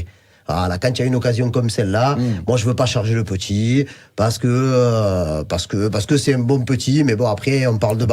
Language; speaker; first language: French; native; French